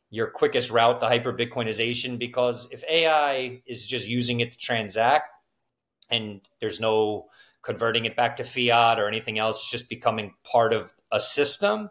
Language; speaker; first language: English; native; English